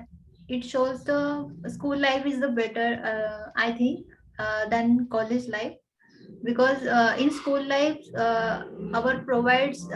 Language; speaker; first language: English; non-native, learner; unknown